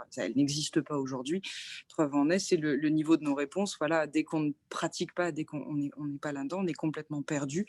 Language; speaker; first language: French; native; French